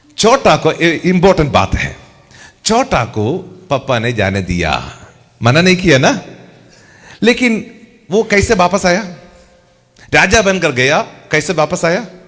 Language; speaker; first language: Hindi; non-native, local second language; Malayalam